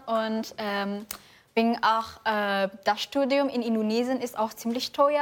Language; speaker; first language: German; non-native, fluent; Indonesian